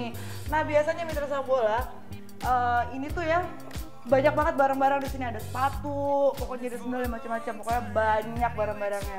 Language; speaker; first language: Indonesian; native; Indonesian